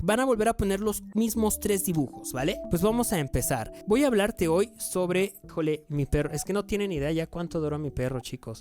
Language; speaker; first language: Spanish; native; Spanish